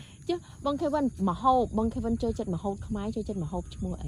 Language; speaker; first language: Khmer; native; Khmer